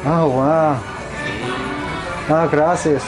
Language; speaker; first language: Spanish; non-native, learner; English